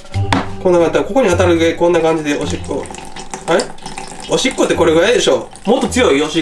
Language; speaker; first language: Japanese; native; Japanese